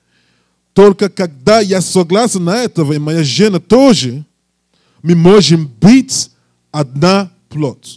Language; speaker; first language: Russian; non-native, learner; English